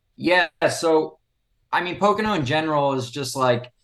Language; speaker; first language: English; native; English